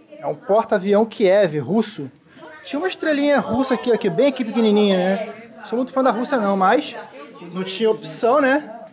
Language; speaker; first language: Portuguese; native; Portuguese